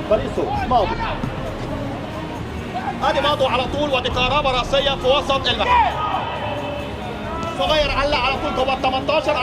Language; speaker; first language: Arabic; native; Arabic